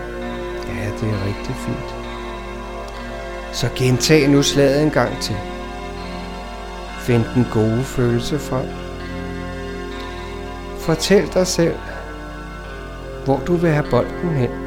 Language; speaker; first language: Danish; native; Danish